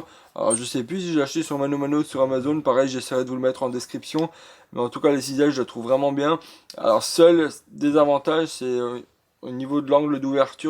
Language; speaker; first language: French; native; French